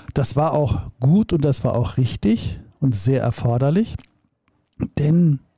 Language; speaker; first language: German; native; German